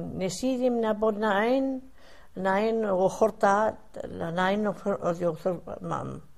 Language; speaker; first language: Welsh; early bilingual, heritage; Welsh